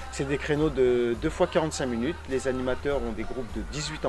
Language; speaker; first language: French; native; French